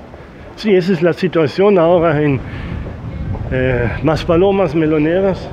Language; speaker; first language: Spanish; non-native, learner; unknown